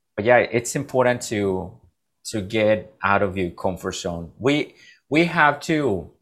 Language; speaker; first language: English; non-native, fluent; Spanish